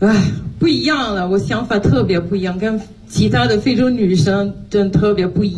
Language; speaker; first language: Chinese; non-native, fluent; French